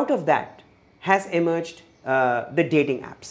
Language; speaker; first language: English; non-native, local second language; Malayalam